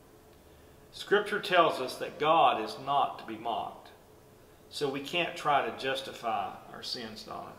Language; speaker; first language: English; native; English